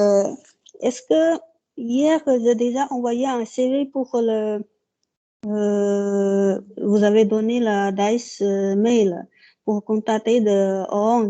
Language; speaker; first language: French; non-native, learner; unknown